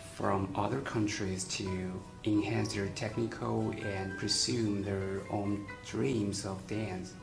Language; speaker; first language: English; non-native, fluent; Chinese